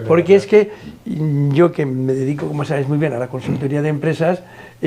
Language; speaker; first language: Spanish; native; Spanish